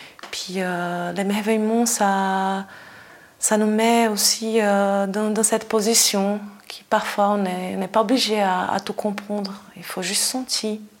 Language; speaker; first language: French; non-native, fluent; Portuguese